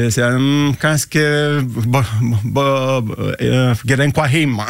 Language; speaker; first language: Icelandic; non-native, learner; Italian